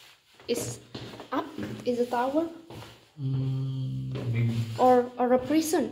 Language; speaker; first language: English; non-native, learner; Indonesian